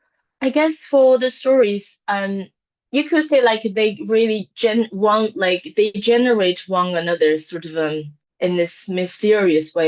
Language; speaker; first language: English; non-native, fluent; Chinese